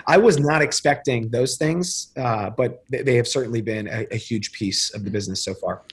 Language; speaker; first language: English; native; English